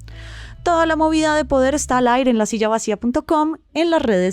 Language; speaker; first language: Spanish; native; Spanish